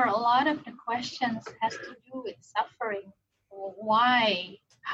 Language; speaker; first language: English; non-native, fluent; Indonesian